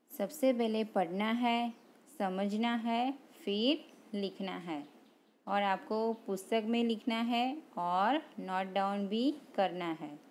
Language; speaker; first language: Hindi; non-native, local second language; Gujarati